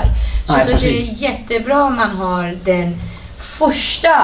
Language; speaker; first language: Swedish; non-native, fluent; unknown